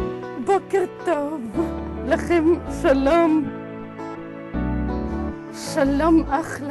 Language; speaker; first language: Hebrew; native; Hebrew